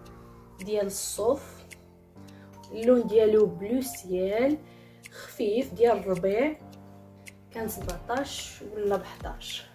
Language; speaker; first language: Arabic; native; Arabic